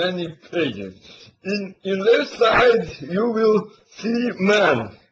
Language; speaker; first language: English; non-native, learner; Latvian